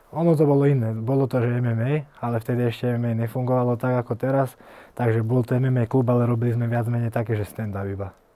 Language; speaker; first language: Slovak; early bilingual, heritage; Slovak